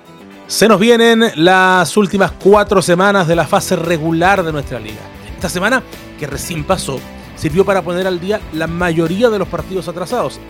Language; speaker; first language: Spanish; native; Spanish